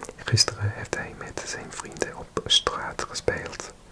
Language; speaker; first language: Dutch; non-native, learner; English